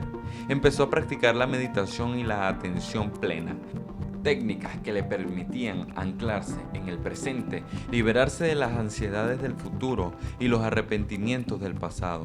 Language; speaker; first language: Spanish; native; Spanish